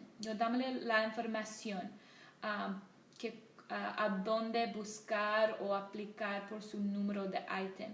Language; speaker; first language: Spanish; non-native, learner; English